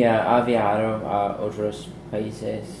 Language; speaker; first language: Spanish; non-native, learner; English